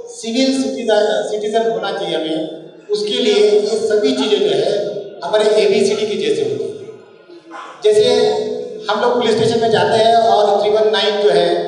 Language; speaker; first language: Hindi; non-native, local second language; Marathi